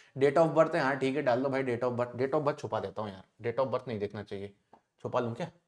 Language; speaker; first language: Hindi; native; Hindi